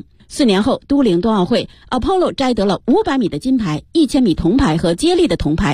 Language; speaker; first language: Chinese; native; Chinese